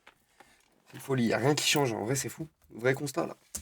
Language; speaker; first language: French; native; French